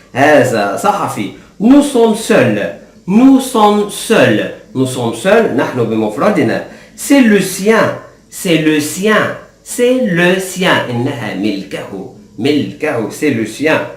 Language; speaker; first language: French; non-native, fluent; Arabic